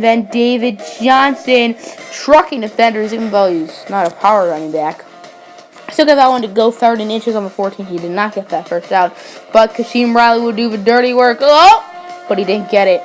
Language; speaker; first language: English; native; English